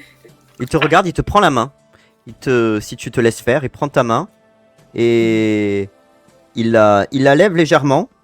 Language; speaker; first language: French; native; French